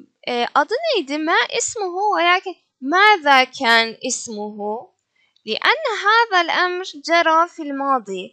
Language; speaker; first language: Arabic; non-native, fluent; Turkish